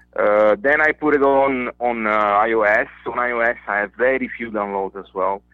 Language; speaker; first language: English; non-native, fluent; Italian